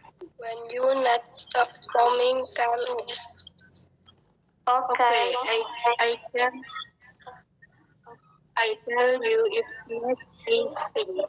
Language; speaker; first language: English; non-native, learner; Indonesian